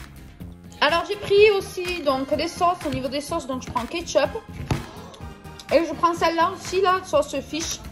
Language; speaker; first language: French; native; French